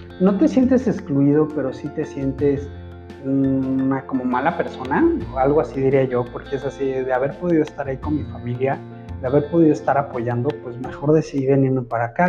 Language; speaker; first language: Spanish; native; Spanish